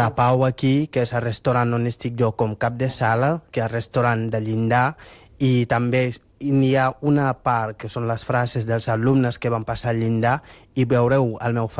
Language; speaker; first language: Catalan; non-native, fluent; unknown